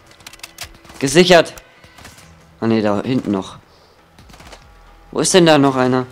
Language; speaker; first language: German; native; German